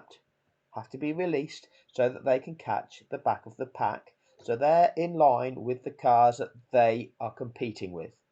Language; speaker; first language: English; native; English